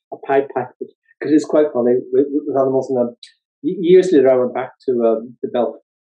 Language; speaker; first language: English; native; English